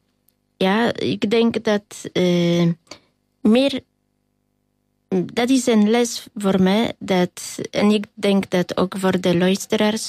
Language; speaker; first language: Dutch; non-native, fluent; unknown